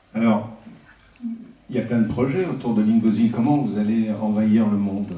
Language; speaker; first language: French; native; French